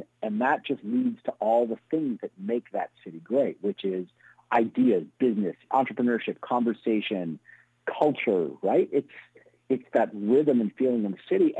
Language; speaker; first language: English; native; English